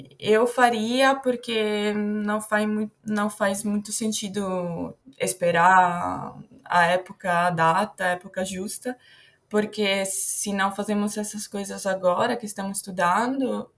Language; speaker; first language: Portuguese; non-native, fluent; Italian